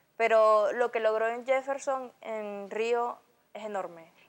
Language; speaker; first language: Spanish; native; Spanish